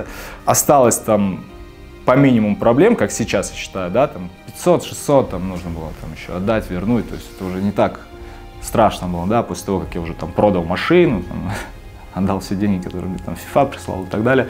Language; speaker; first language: Russian; native; Russian